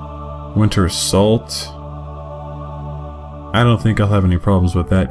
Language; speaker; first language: English; native; English